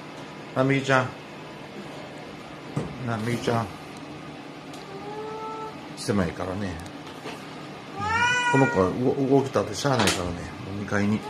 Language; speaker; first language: Japanese; native; Japanese